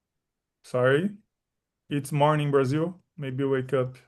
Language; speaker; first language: English; non-native, learner; Portuguese